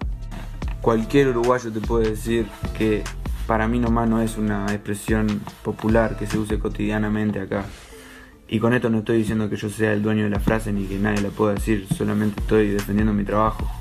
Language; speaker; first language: Spanish; native; Spanish